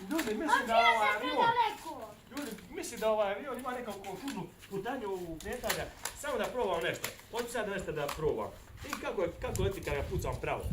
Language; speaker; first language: Bosnian; native; Bosnian